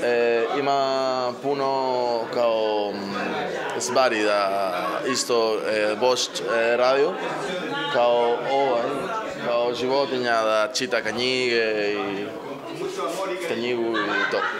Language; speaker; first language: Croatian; non-native, learner; Spanish